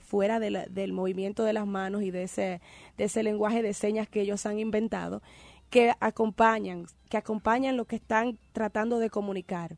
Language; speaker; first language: Spanish; native; Spanish